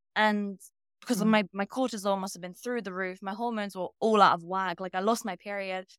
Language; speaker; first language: English; native; English